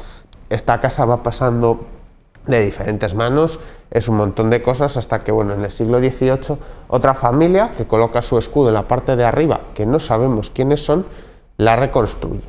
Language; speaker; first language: Spanish; native; Spanish